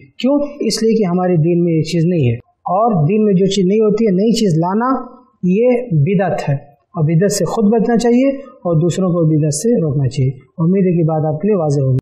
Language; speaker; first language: Hindi; native; Hindi